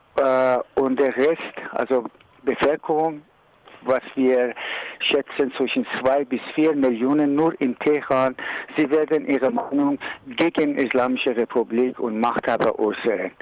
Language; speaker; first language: German; non-native, learner; Persian